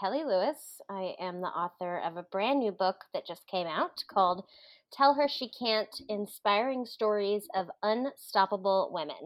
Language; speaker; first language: English; native; English